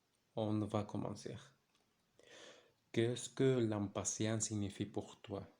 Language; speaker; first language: French; non-native, learner; Spanish